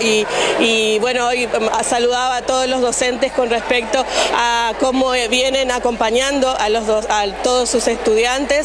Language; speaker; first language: Spanish; native; Spanish